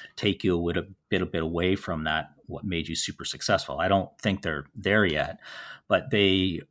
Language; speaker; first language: English; native; English